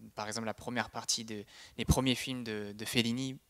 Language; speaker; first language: French; native; French